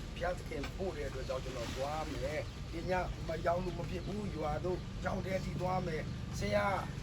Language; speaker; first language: Burmese; non-native, local second language; S'gaw Karen